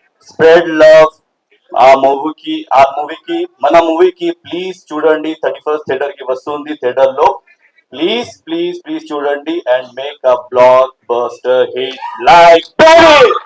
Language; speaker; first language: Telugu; non-native, local second language; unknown